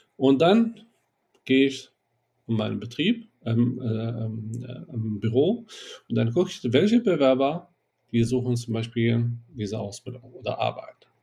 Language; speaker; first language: German; non-native, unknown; Arabic